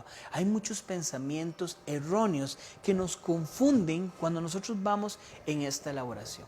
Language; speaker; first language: Spanish; native; Spanish